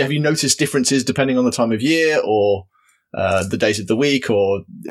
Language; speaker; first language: English; native; English